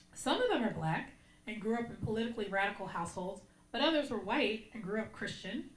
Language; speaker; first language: English; native; English